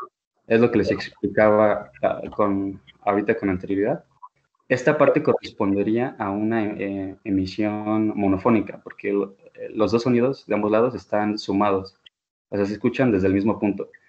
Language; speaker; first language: Spanish; native; Spanish